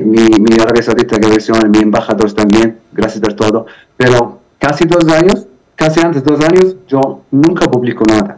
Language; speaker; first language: Spanish; non-native, learner; Arabic